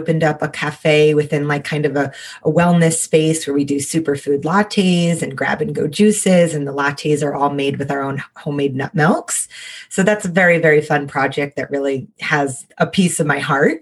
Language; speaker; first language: English; native; English